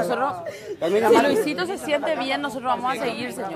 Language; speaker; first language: Spanish; native; Spanish